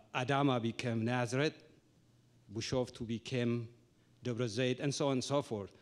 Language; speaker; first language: English; non-native, fluent; Oromo